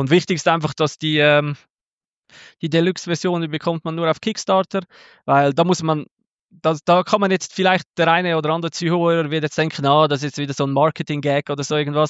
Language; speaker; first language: German; native; German